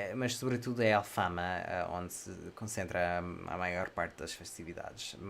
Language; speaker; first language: Portuguese; non-native, fluent; English